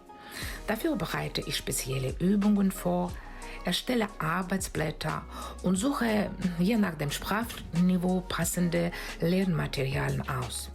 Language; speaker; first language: German; non-native, fluent; Russian